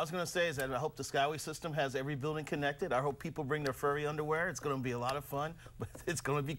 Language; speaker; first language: English; native; English